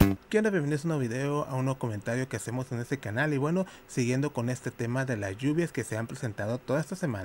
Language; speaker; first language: Spanish; native; Spanish